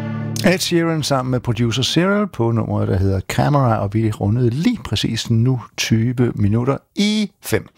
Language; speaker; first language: Danish; native; Danish